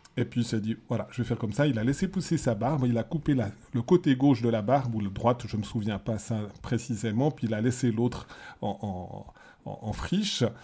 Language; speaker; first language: French; native; French